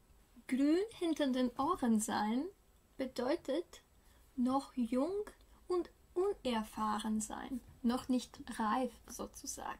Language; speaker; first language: German; non-native, fluent; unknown